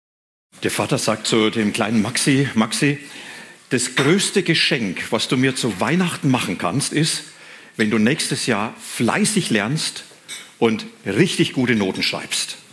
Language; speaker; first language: German; native; German